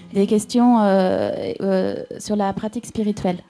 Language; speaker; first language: French; native; French